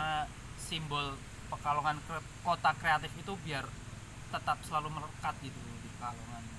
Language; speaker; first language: Indonesian; non-native, local second language; Javanese